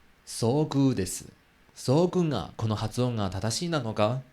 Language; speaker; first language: Japanese; non-native, learner; Chinese